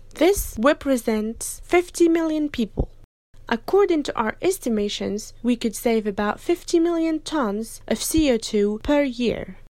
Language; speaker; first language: English; non-native, fluent; French